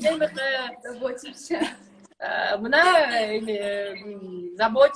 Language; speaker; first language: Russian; non-native, local second language; Kyrgyz